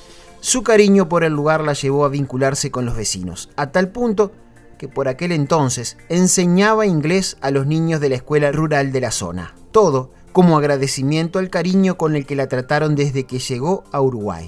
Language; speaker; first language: Spanish; native; Spanish